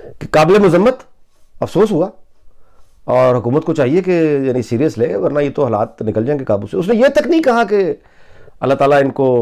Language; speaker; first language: Urdu; native; Urdu